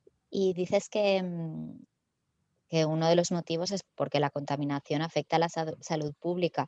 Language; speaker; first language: Spanish; native; Spanish